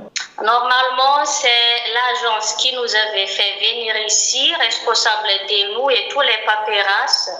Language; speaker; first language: French; non-native, local second language; Malagasy